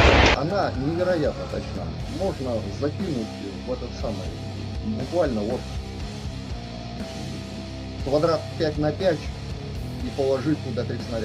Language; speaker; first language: Russian; native; Russian